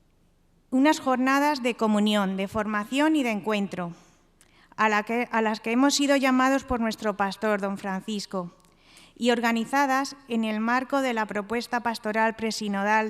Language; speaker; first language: Spanish; native; Spanish